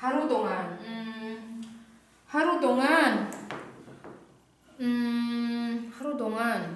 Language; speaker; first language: Korean; non-native, fluent; Indonesian